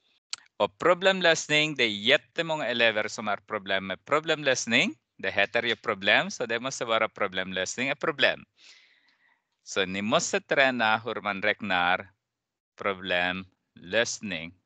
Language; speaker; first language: Swedish; non-native, fluent; Persian